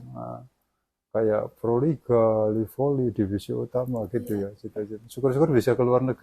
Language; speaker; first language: Indonesian; native; Indonesian